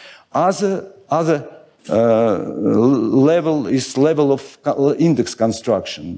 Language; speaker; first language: English; non-native, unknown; Russian